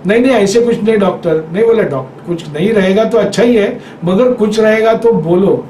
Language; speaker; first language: Hindi; non-native, local second language; Marathi